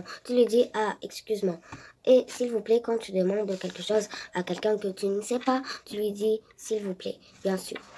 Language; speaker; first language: French; non-native, learner; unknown